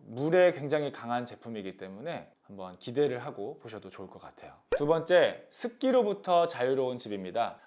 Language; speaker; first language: Korean; native; Korean